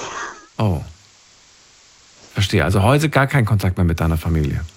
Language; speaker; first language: German; native; German